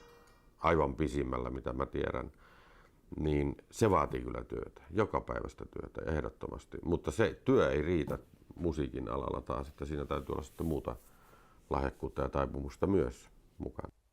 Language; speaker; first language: Finnish; native; Finnish